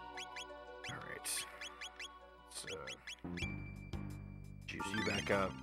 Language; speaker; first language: English; native; English